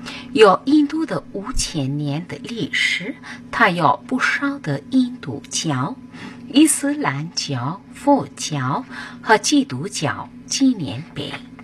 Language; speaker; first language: Chinese; non-native, fluent; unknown